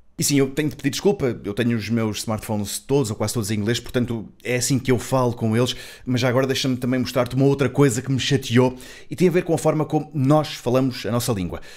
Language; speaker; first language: Portuguese; native; Portuguese